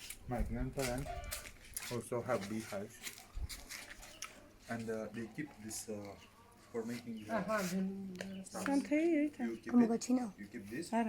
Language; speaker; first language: English; non-native, learner; Romanian